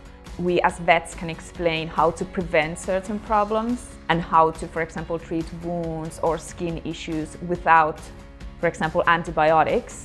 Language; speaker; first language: English; non-native, fluent; Finnish